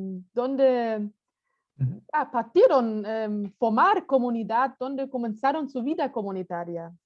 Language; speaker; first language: Spanish; non-native, fluent; German